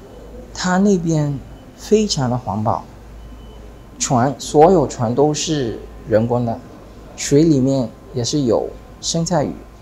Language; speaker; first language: Chinese; non-native, fluent; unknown